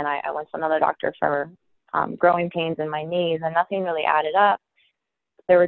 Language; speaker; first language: English; native; English